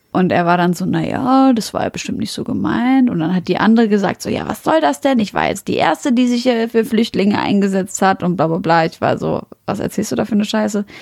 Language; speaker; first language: German; early bilingual, other home language; Arabic